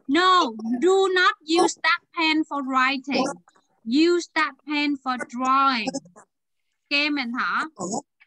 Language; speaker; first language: English; non-native, fluent; Vietnamese